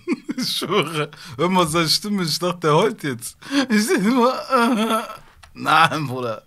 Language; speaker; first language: German; early bilingual, other home language; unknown